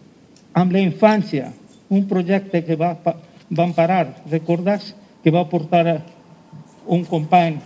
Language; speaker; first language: Catalan; non-native, local second language; Spanish